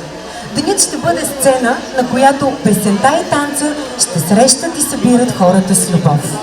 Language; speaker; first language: Bulgarian; native; Bulgarian